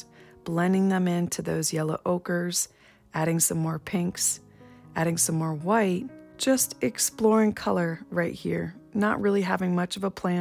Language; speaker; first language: English; native; English